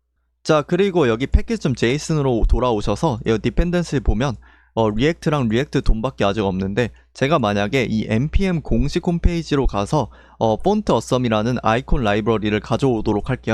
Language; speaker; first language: Korean; native; Korean